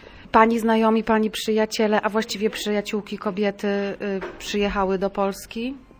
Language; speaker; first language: Polish; native; Polish